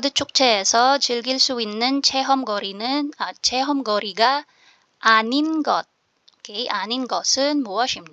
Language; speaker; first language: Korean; non-native, fluent; Filipino